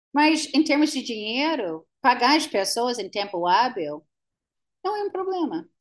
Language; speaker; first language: Portuguese; non-native, fluent; English